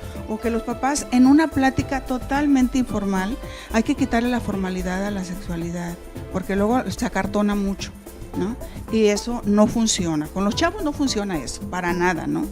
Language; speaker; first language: Spanish; native; Spanish